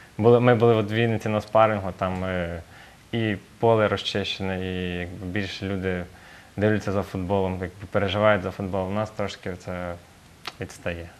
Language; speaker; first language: Ukrainian; native; Ukrainian